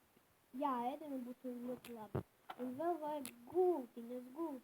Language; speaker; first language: Latvian; non-native, local second language; Russian